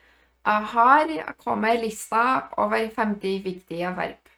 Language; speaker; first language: Norwegian; non-native, fluent; Polish